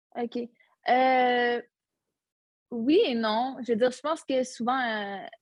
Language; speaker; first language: French; early bilingual, other home language; Arabic